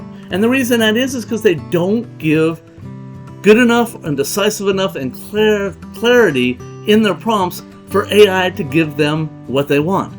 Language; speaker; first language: English; native; English